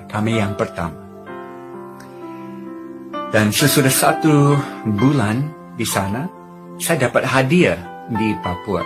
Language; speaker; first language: Indonesian; non-native, fluent; English